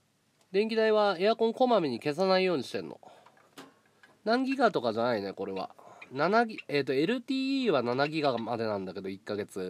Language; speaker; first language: Japanese; native; Japanese